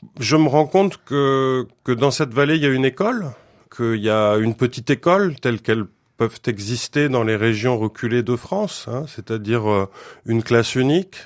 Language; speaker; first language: French; native; French